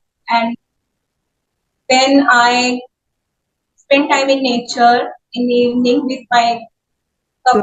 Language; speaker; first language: English; non-native, learner; Hindi